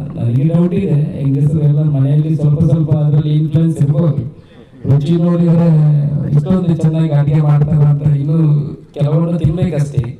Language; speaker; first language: Kannada; non-native, local second language; Tulu